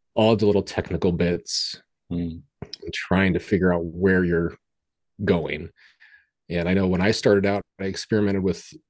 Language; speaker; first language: English; native; English